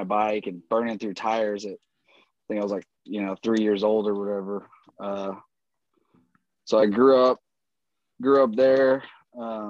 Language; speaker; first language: English; native; English